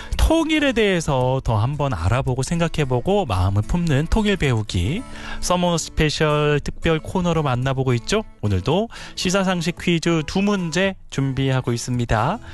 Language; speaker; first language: Korean; native; Korean